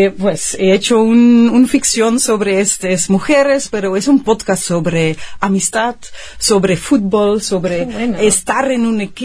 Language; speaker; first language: Spanish; non-native, fluent; Dutch